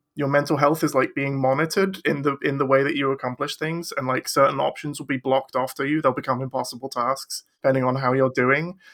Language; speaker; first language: English; native; English